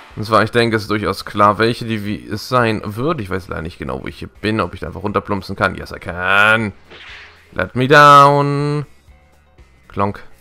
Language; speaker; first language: German; native; German